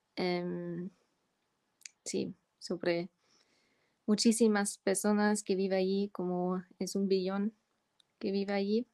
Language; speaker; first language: Spanish; non-native, fluent; German